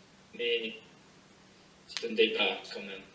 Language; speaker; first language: French; non-native, fluent; English